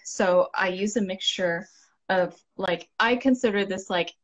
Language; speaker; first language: English; non-native, local second language; Cantonese